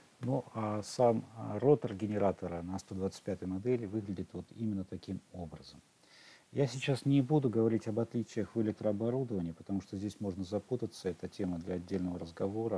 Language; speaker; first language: Russian; native; Russian